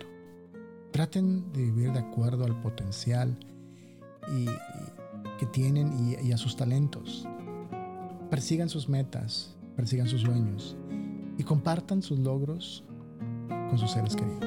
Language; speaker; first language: English; non-native, fluent; Spanish